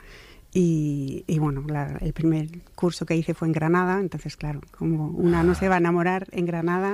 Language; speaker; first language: Spanish; non-native, fluent; French